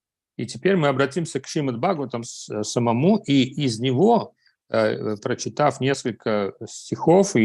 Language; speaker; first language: Russian; native; Russian